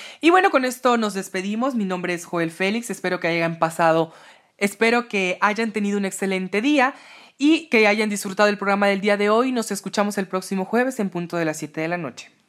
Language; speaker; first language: Spanish; native; Spanish